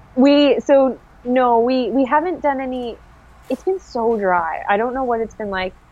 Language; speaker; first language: English; native; English